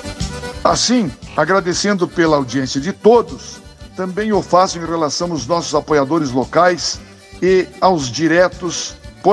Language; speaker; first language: Portuguese; native; Portuguese